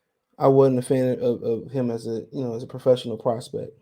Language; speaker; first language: English; native; English